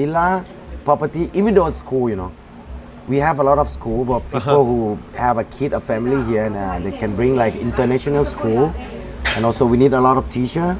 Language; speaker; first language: English; non-native, fluent; Thai